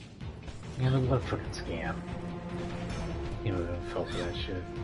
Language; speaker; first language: English; native; English